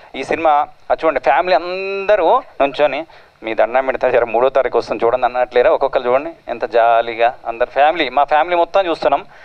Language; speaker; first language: Telugu; native; Telugu